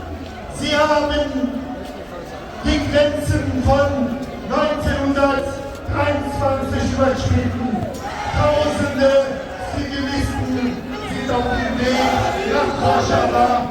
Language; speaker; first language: German; non-native, fluent; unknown